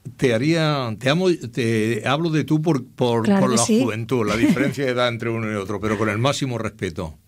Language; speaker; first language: Spanish; native; Spanish